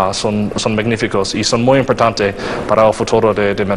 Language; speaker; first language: Spanish; non-native, learner; English